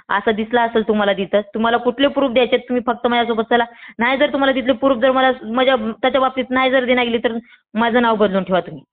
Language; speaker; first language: Marathi; native; Marathi